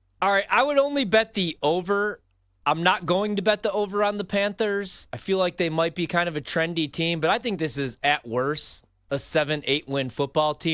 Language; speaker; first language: English; native; English